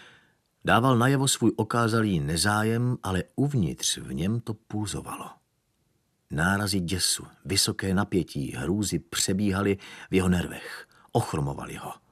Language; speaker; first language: Czech; native; Czech